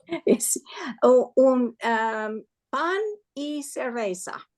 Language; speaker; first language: Spanish; non-native, learner; English